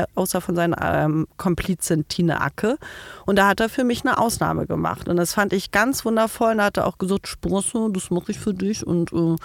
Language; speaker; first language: German; native; German